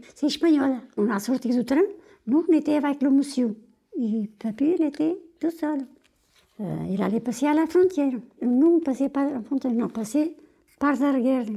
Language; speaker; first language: French; non-native, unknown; Portuguese